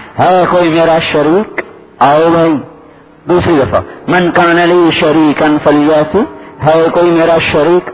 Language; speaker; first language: Urdu; non-native, local second language; Saraiki